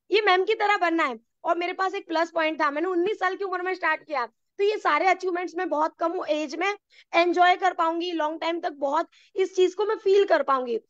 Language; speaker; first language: Hindi; non-native, local second language; Gujarati